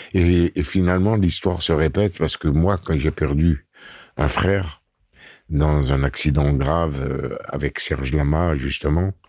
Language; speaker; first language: French; native; French